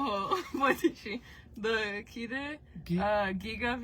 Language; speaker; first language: Georgian; early bilingual, heritage; Georgian